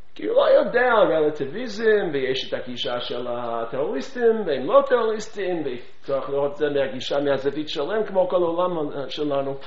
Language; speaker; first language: Hebrew; non-native, fluent; English